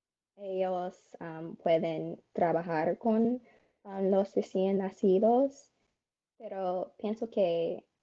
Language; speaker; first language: Spanish; non-native, learner; English